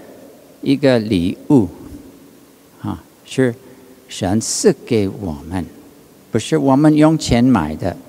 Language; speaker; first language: Chinese; non-native, learner; English